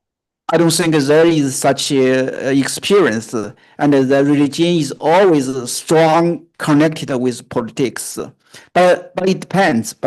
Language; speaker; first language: English; non-native, fluent; Chinese